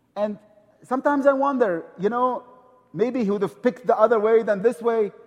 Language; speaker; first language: English; non-native, fluent; Arabic